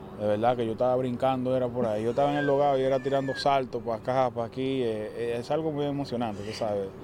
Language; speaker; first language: Spanish; native; Spanish